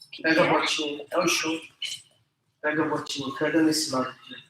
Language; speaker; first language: Portuguese; native; Portuguese